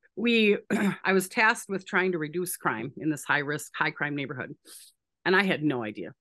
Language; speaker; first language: English; native; English